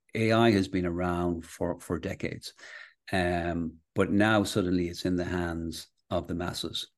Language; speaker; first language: English; native; English